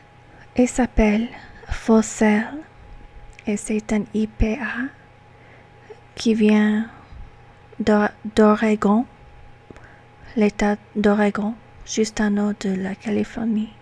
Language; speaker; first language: French; non-native, learner; English